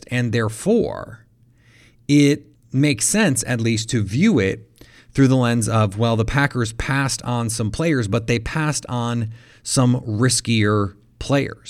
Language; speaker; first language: English; native; English